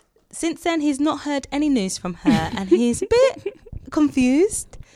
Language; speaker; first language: English; native; English